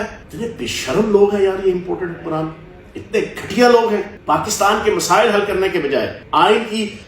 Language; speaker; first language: Urdu; native; Urdu